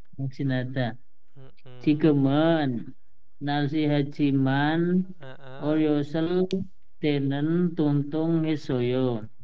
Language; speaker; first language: Korean; non-native, learner; Indonesian